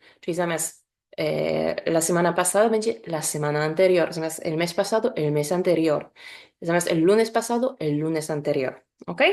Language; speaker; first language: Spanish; non-native, fluent; Polish